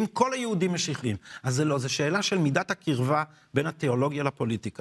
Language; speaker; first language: Hebrew; native; Hebrew